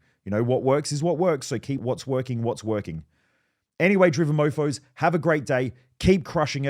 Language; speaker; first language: English; native; English